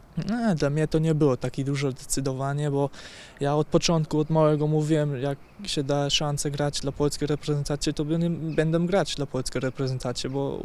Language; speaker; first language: Polish; early bilingual, heritage; German